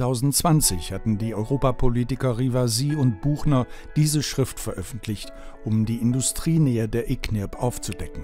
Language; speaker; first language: German; native; German